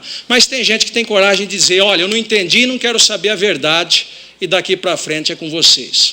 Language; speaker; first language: Portuguese; native; Portuguese